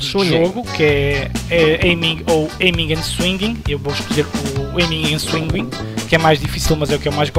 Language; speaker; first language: Portuguese; native; Portuguese